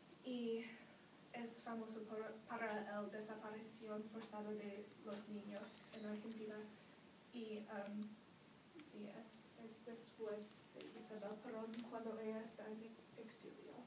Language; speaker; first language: Spanish; non-native, learner; English